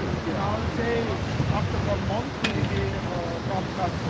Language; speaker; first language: English; non-native, learner; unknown